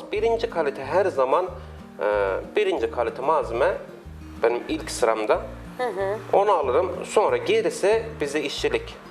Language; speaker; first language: Turkish; non-native, fluent; Persian